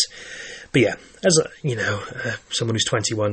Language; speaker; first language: English; native; English